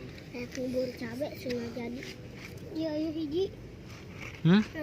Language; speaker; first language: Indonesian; non-native, local second language; Sundanese